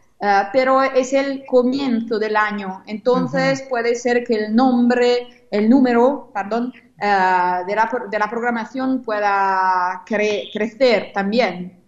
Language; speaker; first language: Spanish; non-native, fluent; Italian